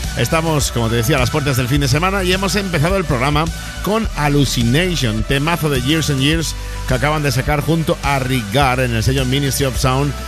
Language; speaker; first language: Spanish; native; Spanish